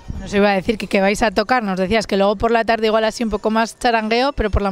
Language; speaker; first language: Spanish; native; Spanish